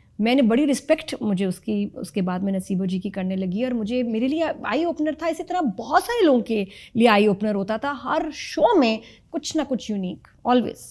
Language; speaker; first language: Urdu; native; Urdu